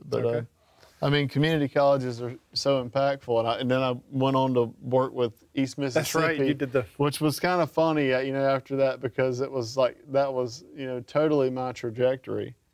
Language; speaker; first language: English; native; English